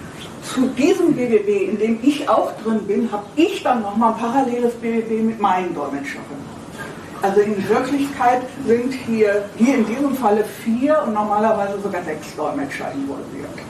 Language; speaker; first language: German; native; German